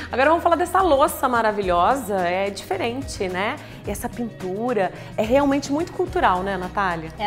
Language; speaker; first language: Portuguese; native; Portuguese